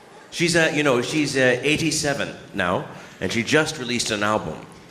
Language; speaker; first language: English; native; English